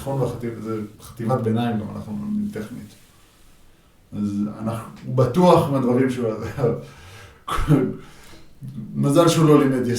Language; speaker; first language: Hebrew; native; Hebrew